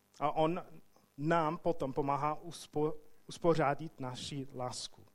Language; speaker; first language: Czech; non-native, fluent; English